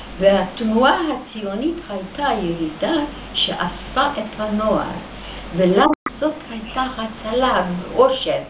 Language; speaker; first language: Hebrew; early bilingual, other home language; Hungarian